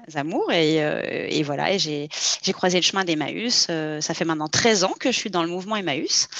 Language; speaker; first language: French; native; French